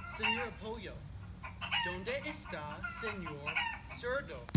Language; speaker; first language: Spanish; non-native, learner; English